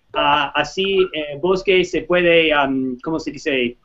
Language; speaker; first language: Spanish; non-native, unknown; English